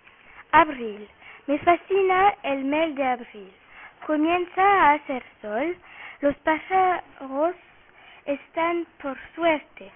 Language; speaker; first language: Spanish; non-native, learner; French